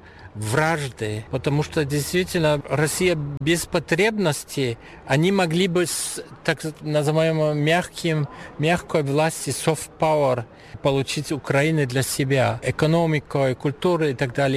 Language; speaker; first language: Russian; non-native, fluent; German